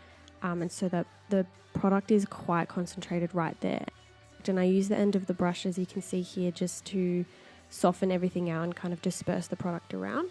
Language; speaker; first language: English; native; English